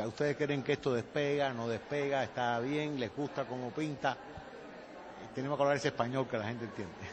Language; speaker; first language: Spanish; native; Spanish